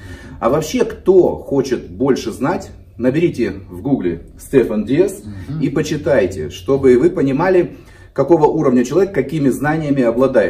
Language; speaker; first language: Russian; native; Russian